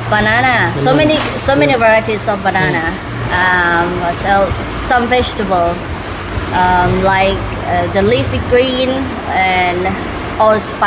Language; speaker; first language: English; non-native, learner; Thai